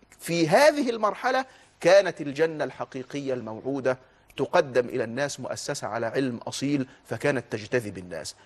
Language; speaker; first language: Arabic; native; Arabic